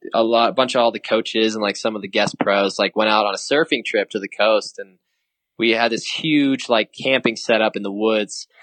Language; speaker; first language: English; native; English